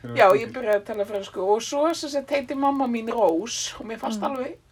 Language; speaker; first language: Icelandic; early bilingual, other home language; French